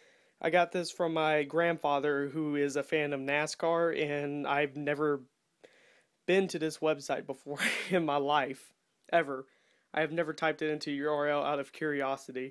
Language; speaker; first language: English; native; English